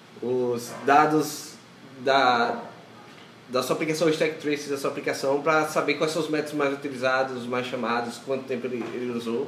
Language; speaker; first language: Portuguese; native; Portuguese